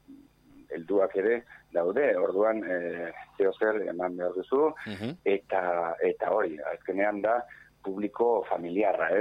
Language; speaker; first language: Basque; non-native, local second language; Spanish